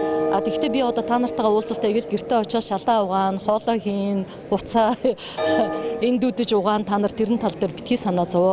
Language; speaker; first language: Mongolian; native; Mongolian